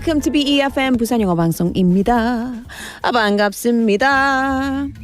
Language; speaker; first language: Korean; non-native, learner; English